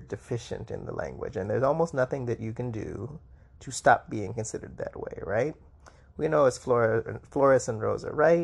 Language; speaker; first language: English; native; English